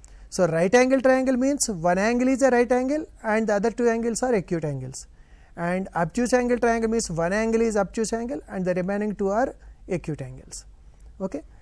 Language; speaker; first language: English; non-native, local second language; Telugu